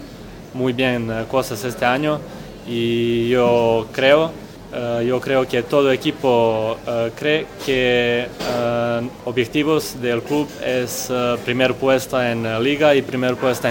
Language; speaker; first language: Spanish; non-native, learner; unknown